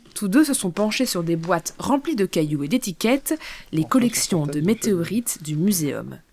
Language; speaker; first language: French; native; French